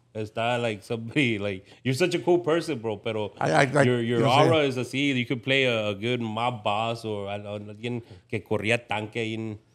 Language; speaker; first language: English; native; English